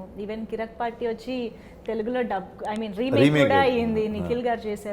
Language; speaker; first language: Telugu; native; Telugu